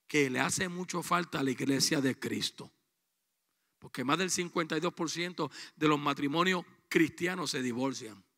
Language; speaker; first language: Spanish; native; Spanish